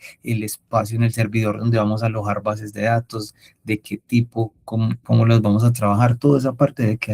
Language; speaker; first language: Spanish; native; Spanish